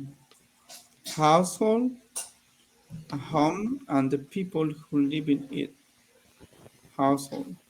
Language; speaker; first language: English; non-native, learner; Spanish